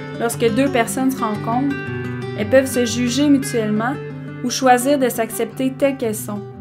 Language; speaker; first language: French; native; French